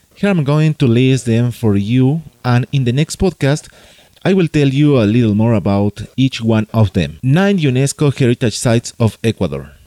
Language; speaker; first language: English; non-native, fluent; Spanish